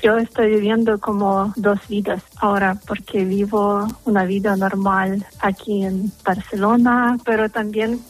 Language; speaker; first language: Spanish; non-native, learner; Ukrainian